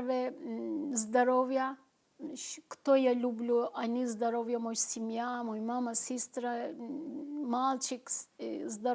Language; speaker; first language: Russian; non-native, learner; Turkish